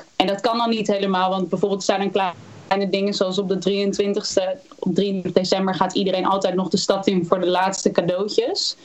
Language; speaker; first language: Dutch; native; Dutch